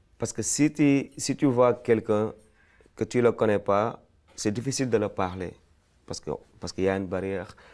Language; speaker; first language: French; non-native, local second language; Fula